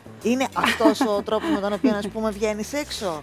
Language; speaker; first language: Greek; native; Greek